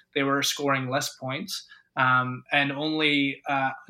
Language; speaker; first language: English; native; English